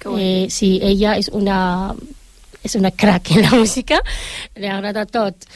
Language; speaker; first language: Catalan; non-native, learner; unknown